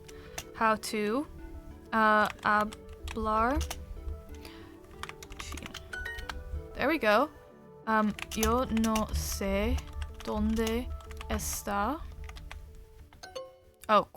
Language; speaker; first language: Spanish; non-native, learner; English